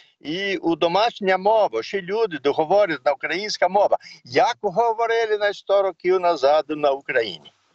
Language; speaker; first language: Ukrainian; early bilingual, heritage; Ukrainian